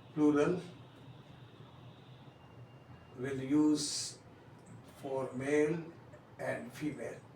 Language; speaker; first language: English; non-native, local second language; Hindi